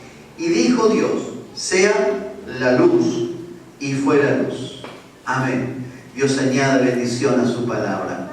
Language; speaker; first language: Spanish; native; Spanish